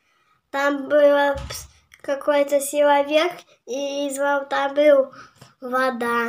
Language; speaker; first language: Russian; native; Russian